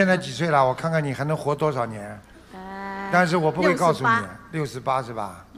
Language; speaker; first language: Chinese; non-native, local second language; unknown